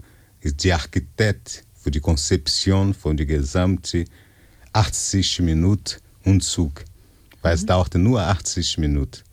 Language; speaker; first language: German; non-native, fluent; Portuguese